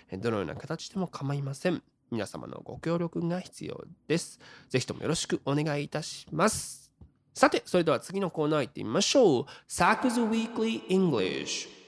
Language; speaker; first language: Japanese; native; Japanese